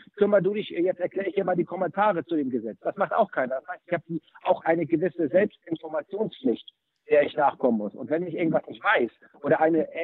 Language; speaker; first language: German; native; German